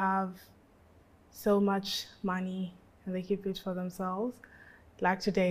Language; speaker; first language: English; native; English